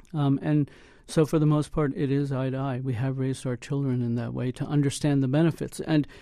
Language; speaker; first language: English; native; English